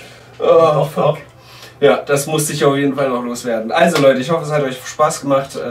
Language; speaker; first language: German; native; German